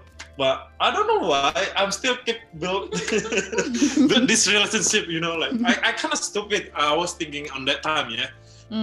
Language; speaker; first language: English; non-native, learner; Indonesian